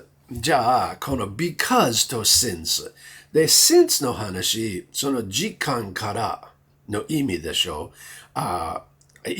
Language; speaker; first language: Japanese; non-native, learner; English